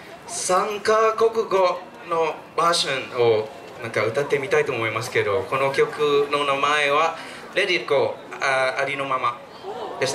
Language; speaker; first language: Japanese; non-native, fluent; Thai